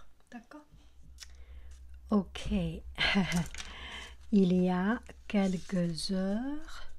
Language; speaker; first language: French; non-native, learner; Chinese